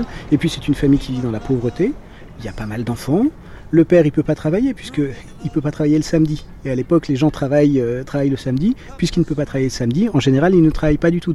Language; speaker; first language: French; native; French